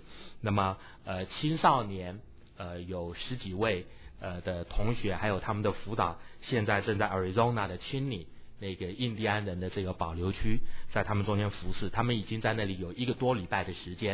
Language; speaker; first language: Chinese; native; Chinese